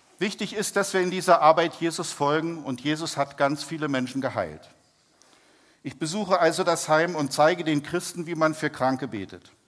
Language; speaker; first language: German; native; German